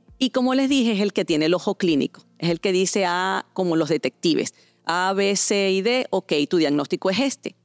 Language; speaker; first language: Spanish; native; Spanish